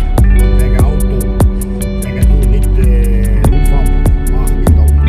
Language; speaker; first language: German; non-native, learner; Portuguese